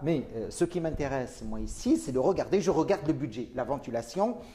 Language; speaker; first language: French; non-native, local second language; Arabic